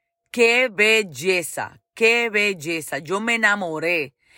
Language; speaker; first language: Spanish; early bilingual, heritage; Spanish